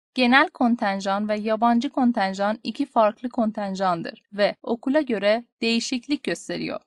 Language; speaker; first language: Turkish; non-native, fluent; Persian